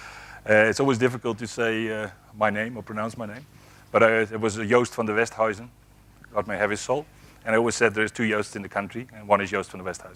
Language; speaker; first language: English; non-native, fluent; Dutch